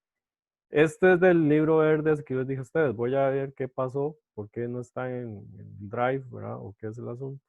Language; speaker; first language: Spanish; native; Spanish